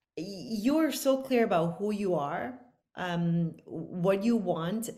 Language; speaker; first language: English; non-native, fluent; Bosnian